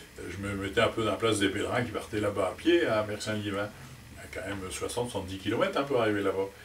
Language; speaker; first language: French; native; French